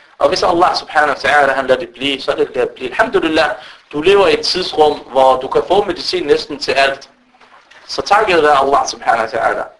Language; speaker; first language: Danish; early bilingual, other home language; Arabic